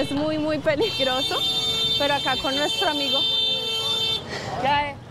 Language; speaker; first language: Spanish; native; Spanish